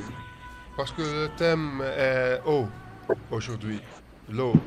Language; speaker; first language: French; non-native, learner; Dutch